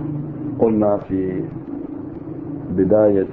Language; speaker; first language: Arabic; native; Arabic